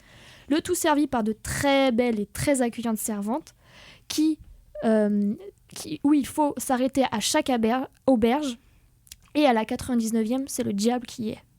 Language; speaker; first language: French; native; French